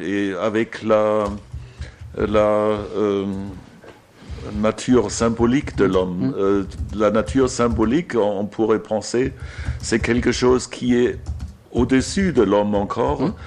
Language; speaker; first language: French; non-native, fluent; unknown